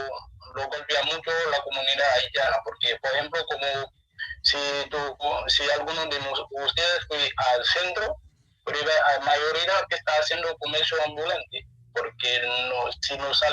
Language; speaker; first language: Spanish; non-native, learner; Haitian Creole